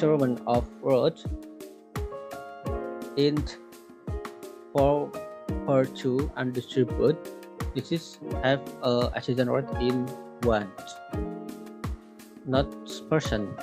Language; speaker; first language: English; non-native, learner; Indonesian